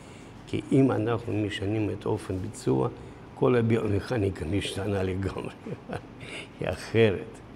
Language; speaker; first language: Hebrew; non-native, fluent; Russian